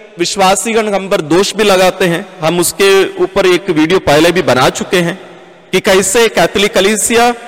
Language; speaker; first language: Hindi; non-native, local second language; Malayalam